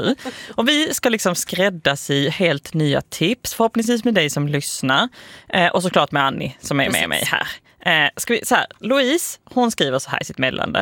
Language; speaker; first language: Swedish; native; Swedish